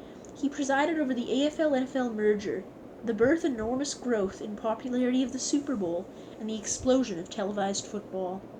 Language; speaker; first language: English; native; English